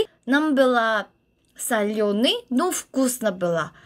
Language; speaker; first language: Russian; non-native, learner; Korean